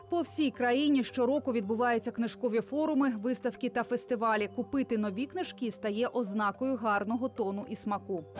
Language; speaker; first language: Ukrainian; early bilingual, other home language; Russian